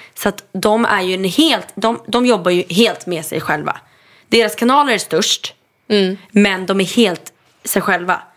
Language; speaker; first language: Swedish; native; Swedish